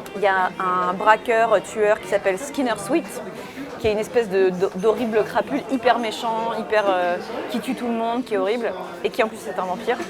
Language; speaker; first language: French; native; French